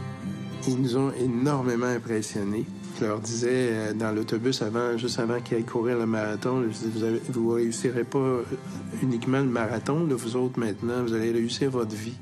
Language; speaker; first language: French; native; French